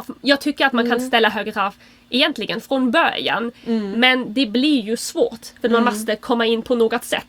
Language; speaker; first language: Swedish; non-native, fluent; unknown